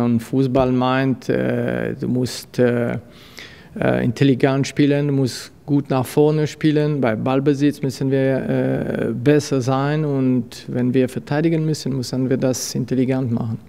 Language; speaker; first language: German; non-native, fluent; French